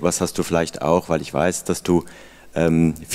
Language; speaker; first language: German; native; German